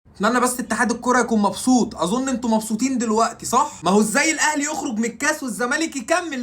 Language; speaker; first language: Arabic; native; Arabic